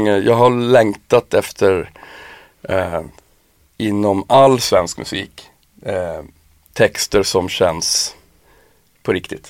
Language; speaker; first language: Swedish; native; Swedish